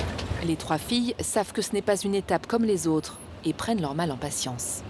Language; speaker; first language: French; native; French